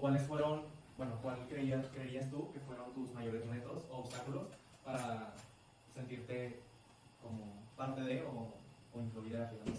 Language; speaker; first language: Spanish; native; Spanish